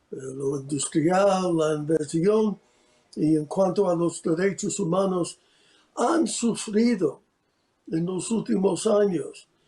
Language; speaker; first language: Spanish; non-native, fluent; English